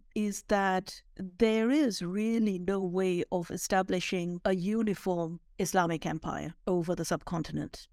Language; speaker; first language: English; non-native, local second language; Bangla